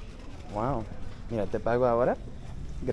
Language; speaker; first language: Spanish; non-native, fluent; English